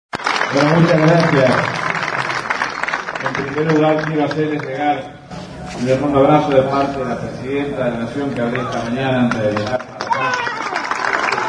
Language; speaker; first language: Spanish; native; Spanish